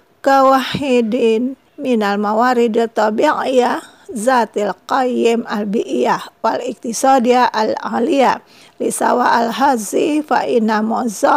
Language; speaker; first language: Arabic; non-native, fluent; Indonesian